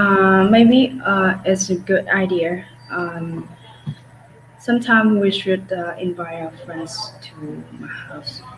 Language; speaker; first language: English; non-native, learner; Vietnamese